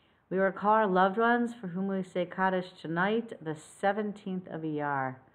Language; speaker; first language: English; native; English